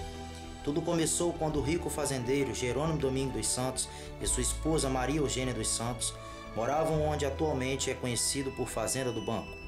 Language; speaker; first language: Portuguese; native; Portuguese